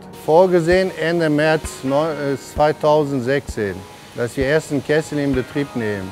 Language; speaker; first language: German; non-native, learner; Polish